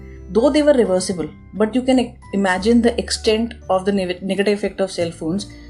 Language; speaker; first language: English; non-native, local second language; Hindi